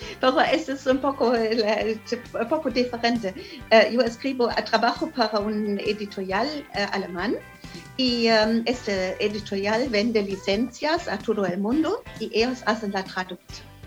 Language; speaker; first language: Spanish; non-native, learner; German